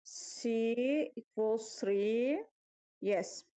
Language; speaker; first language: English; non-native, fluent; Azerbaijani